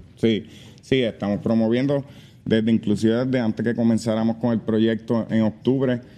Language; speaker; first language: Spanish; native; Spanish